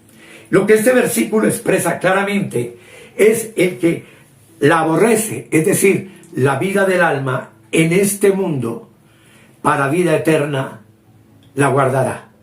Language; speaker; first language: Spanish; native; Spanish